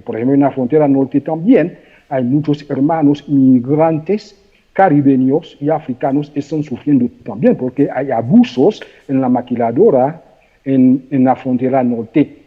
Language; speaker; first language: Spanish; non-native, fluent; Haitian Creole